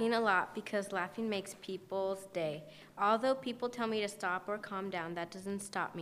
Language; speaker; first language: English; native; English